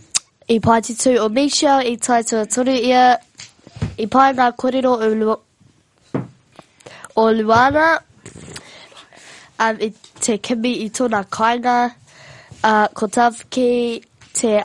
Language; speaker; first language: Māori; non-native, local second language; English